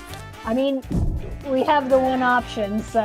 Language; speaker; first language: English; native; English